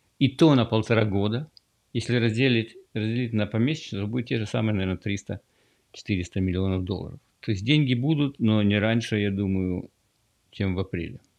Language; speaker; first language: Russian; native; Russian